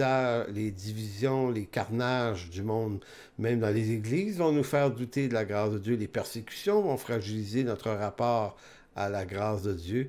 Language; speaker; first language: French; native; French